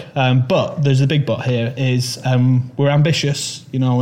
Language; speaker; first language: English; native; English